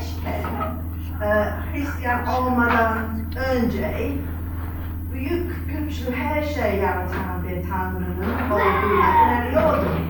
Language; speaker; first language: Turkish; non-native, fluent; English